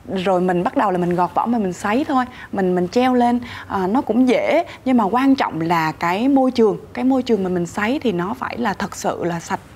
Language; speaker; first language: Vietnamese; native; Vietnamese